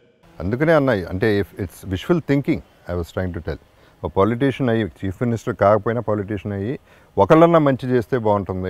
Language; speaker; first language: Telugu; native; Telugu